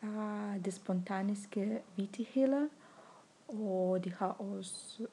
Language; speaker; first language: Danish; non-native, learner; Russian